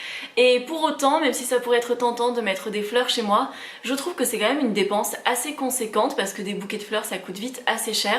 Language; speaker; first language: French; native; French